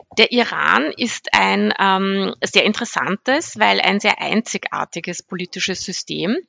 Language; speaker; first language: German; early bilingual, other home language; Persian